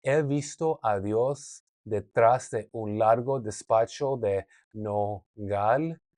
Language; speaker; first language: Spanish; non-native, learner; English